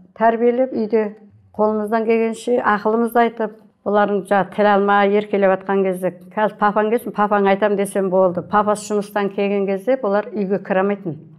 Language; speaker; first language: Kazakh; native; Kazakh